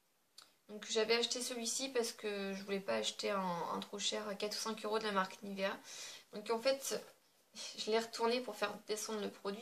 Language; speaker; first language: French; native; French